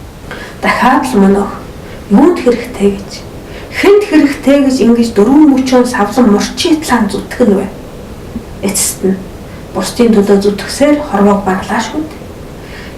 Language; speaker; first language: Mongolian; native; Mongolian